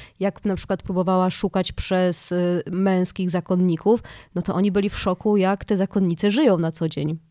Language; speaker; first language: Polish; native; Polish